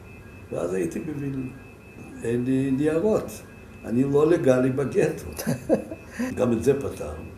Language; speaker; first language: Hebrew; non-native, fluent; Yiddish